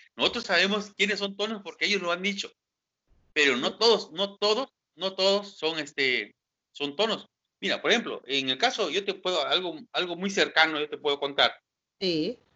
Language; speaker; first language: Spanish; native; Spanish